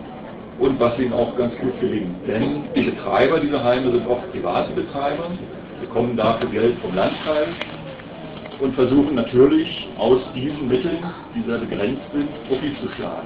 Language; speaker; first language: German; native; German